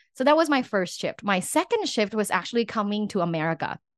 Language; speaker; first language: English; non-native, fluent; Thai